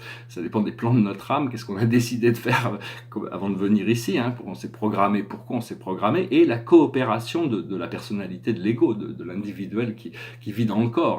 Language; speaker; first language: French; native; French